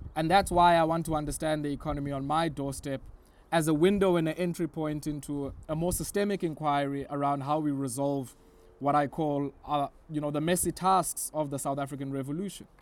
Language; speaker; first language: English; non-native, local second language; Xhosa